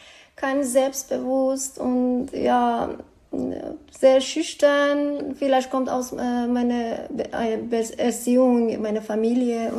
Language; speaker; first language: German; non-native, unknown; Persian